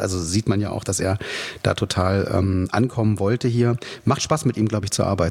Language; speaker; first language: German; native; German